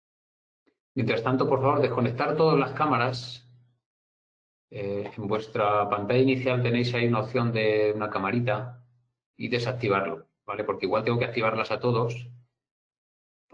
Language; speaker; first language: Spanish; native; Spanish